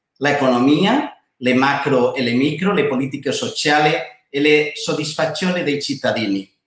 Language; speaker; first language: Italian; non-native, learner; Catalan